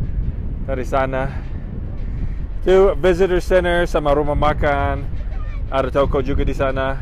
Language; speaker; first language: Indonesian; non-native, fluent; English